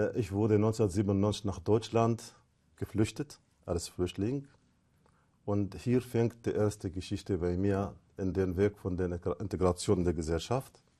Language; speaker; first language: German; non-native, fluent; Arabic